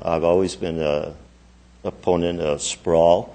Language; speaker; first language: English; native; English